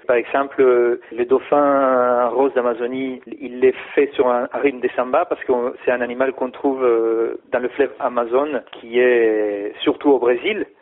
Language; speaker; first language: French; non-native, fluent; Spanish